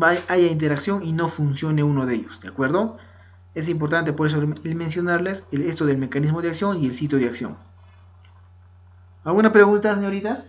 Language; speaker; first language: Spanish; native; Spanish